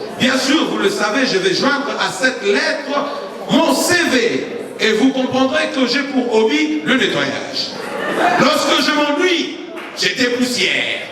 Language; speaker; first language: French; non-native, local second language; Lingala